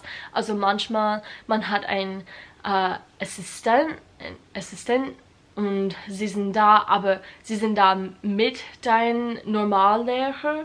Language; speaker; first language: German; non-native, learner; English